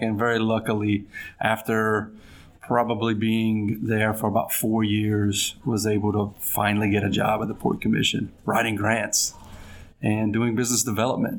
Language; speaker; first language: English; native; English